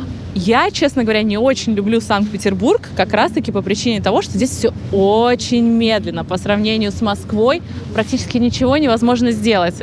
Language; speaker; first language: Russian; native; Russian